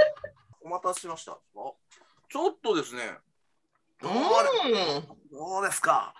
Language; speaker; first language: Japanese; native; Japanese